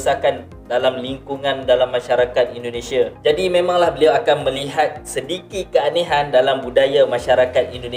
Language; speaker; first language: Malay; native; Malay